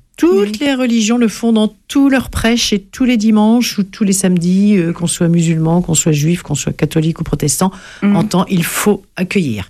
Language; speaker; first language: French; native; French